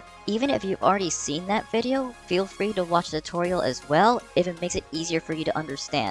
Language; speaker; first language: English; native; English